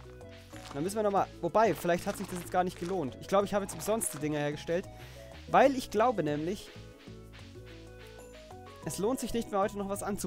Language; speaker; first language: German; native; German